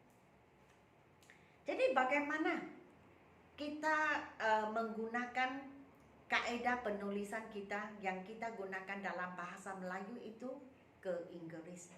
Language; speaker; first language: Malay; non-native, local second language; Min Nan Chinese